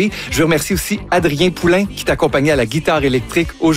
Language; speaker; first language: French; native; French